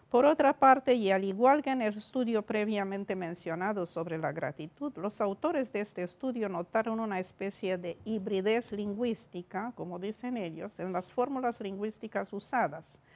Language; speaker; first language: Spanish; non-native, fluent; Romanian